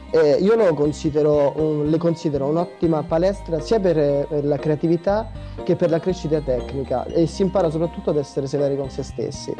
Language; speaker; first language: Italian; native; Italian